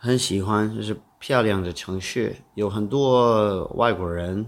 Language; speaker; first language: Chinese; non-native, learner; English